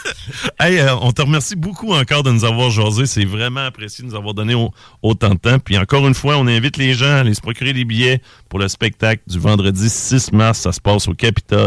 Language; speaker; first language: French; native; French